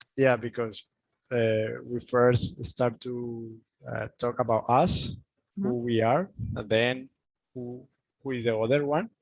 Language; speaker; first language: English; non-native, learner; Spanish